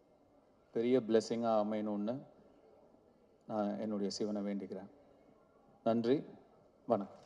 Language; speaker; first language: Tamil; native; Tamil